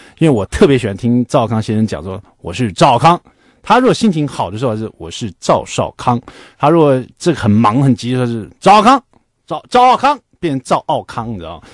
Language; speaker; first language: Chinese; native; Chinese